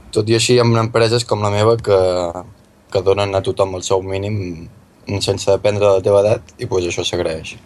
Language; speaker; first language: Catalan; native; Catalan